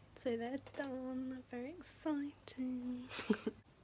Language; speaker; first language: English; native; English